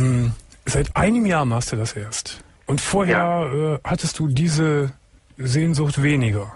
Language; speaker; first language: German; native; German